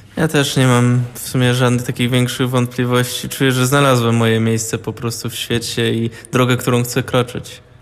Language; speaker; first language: Polish; early bilingual, heritage; Polish